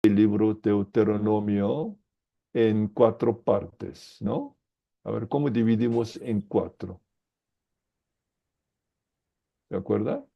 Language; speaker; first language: Spanish; non-native, fluent; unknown